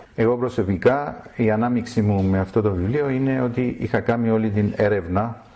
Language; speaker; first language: Greek; non-native, local second language; Armenian